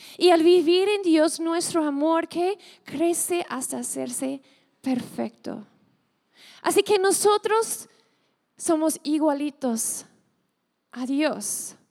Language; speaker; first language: Spanish; non-native, fluent; English